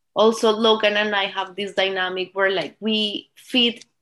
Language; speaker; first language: English; non-native, fluent; Spanish